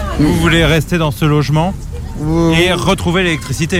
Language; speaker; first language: French; native; French